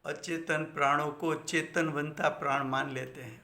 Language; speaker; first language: Hindi; non-native, local second language; Gujarati